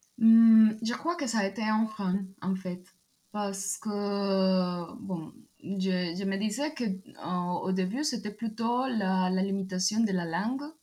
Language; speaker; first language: French; non-native, fluent; Spanish